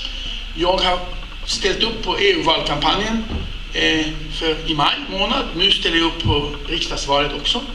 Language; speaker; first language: Swedish; non-native, fluent; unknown